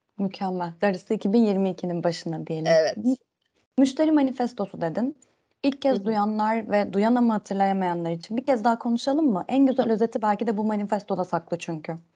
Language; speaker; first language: Turkish; native; Turkish